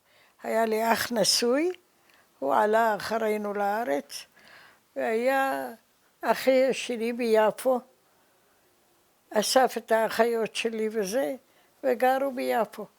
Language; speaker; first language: Hebrew; early bilingual, other home language; Arabic